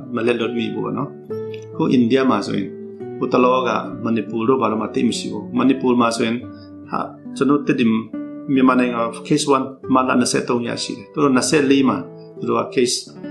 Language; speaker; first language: Burmese; non-native, local second language; Hakha Chin